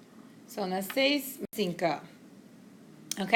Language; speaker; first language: Spanish; non-native, fluent; English